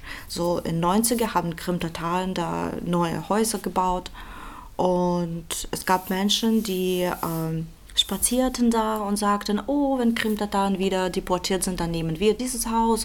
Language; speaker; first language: German; non-native, fluent; Russian